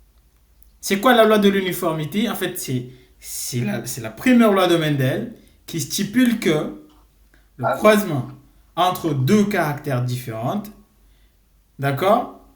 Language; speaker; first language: French; non-native, local second language; Comorian